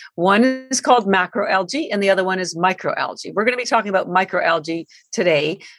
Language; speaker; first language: English; native; English